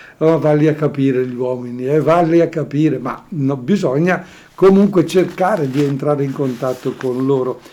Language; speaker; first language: Italian; native; Italian